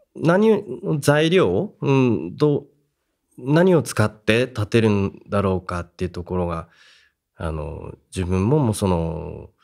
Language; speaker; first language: Japanese; native; Japanese